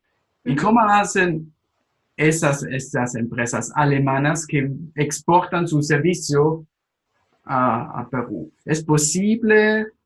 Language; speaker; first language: Spanish; non-native, fluent; German